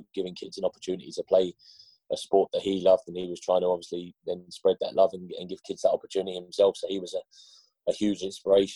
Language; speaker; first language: English; native; English